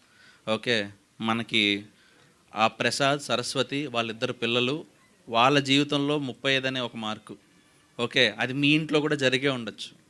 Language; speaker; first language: Telugu; native; Telugu